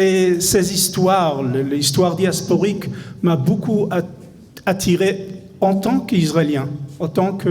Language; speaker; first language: French; non-native, fluent; Hebrew